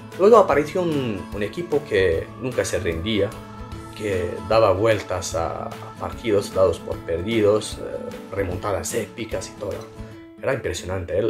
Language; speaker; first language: Spanish; non-native, fluent; Arabic